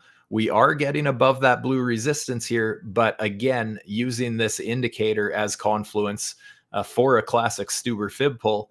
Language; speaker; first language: English; native; English